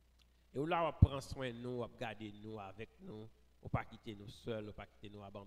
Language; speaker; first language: French; non-native, local second language; Haitian Creole